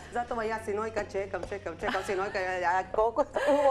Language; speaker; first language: Macedonian; non-native, learner; Filipino